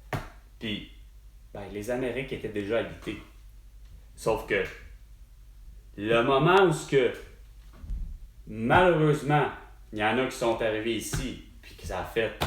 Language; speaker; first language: French; native; French